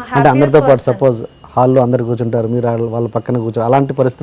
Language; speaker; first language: Telugu; native; Telugu